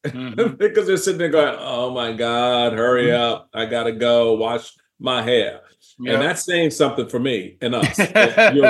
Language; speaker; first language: English; native; English